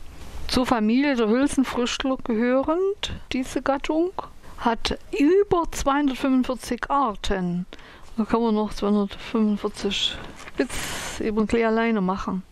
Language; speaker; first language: German; native; German